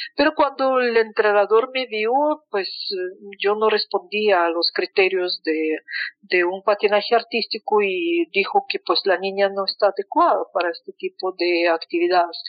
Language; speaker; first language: Spanish; non-native, fluent; Russian